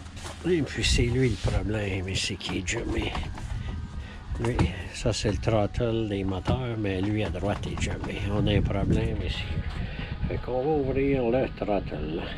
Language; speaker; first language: French; native; French